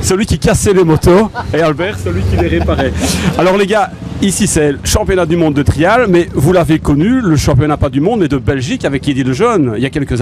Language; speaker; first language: French; native; French